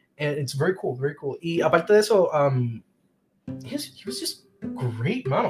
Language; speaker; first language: English; non-native, local second language; Spanish